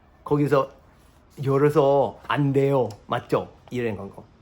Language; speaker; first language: Korean; non-native, learner; English